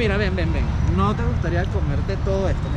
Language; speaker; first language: Spanish; native; Spanish